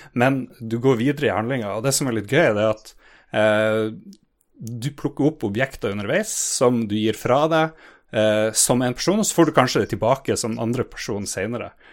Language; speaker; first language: Norwegian; native; Norwegian